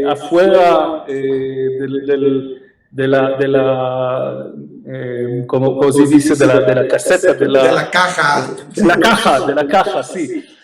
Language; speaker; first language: Spanish; non-native, fluent; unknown